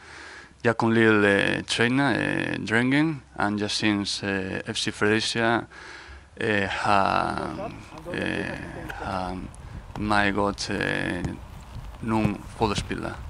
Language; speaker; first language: Danish; non-native, learner; Spanish